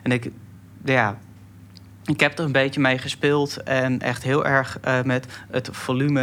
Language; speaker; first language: Dutch; native; Dutch